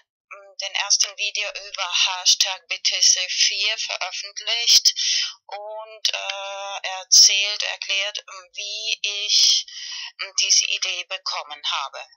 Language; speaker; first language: German; non-native, fluent; Spanish